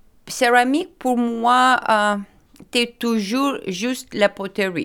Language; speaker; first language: French; non-native, learner; Lithuanian